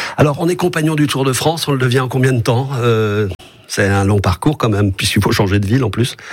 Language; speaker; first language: French; native; French